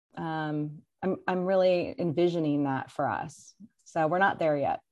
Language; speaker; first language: English; native; English